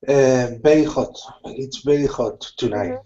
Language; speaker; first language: English; non-native, learner; Spanish